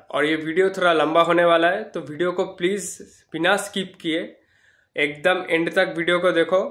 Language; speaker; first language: Hindi; non-native, local second language; Bangla